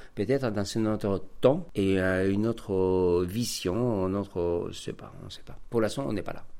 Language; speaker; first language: French; non-native, fluent; Spanish